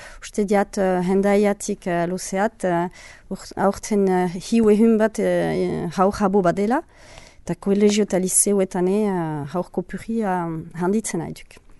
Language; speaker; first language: Basque; native; Basque